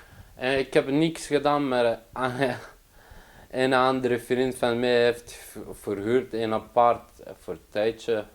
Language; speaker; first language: Dutch; non-native, learner; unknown